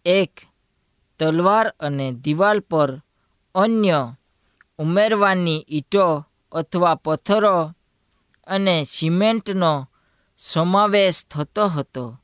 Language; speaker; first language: Gujarati; non-native, local second language; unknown